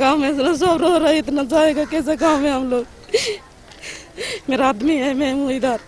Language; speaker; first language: Hindi; non-native, local second language; Bangla